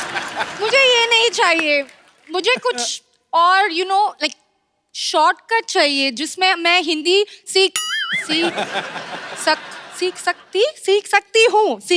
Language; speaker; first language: Hindi; non-native, learner; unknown